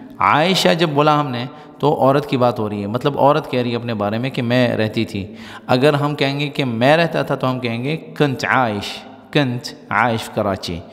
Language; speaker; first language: Urdu; non-native, local second language; Pashto